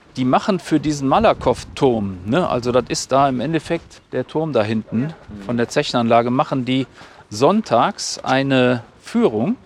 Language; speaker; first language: German; native; German